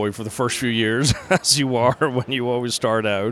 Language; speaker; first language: English; native; English